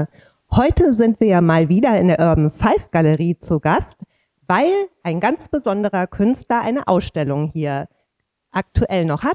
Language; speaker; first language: German; native; German